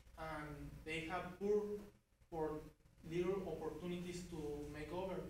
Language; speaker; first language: English; non-native, learner; Spanish